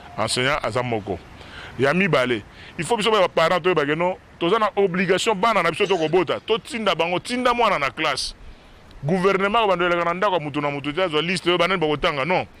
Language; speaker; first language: Lingala; non-native, local second language; Luba-Lulua